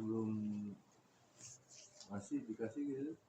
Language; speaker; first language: Indonesian; native; Indonesian